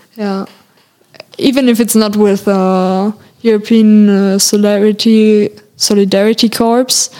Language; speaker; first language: English; non-native, fluent; German